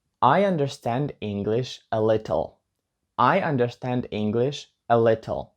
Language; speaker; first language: English; non-native, learner; Ukrainian